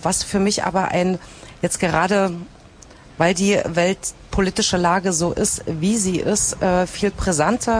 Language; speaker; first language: German; native; German